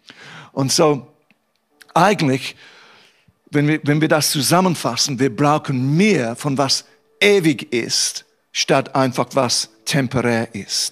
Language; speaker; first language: German; non-native, fluent; English